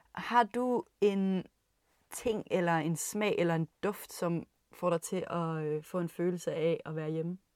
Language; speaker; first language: Danish; native; Danish